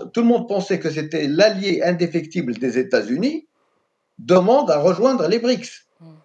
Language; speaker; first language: French; non-native, local second language; Arabic